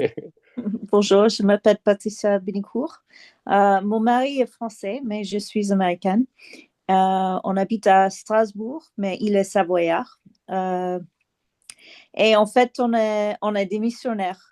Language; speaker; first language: French; non-native, fluent; English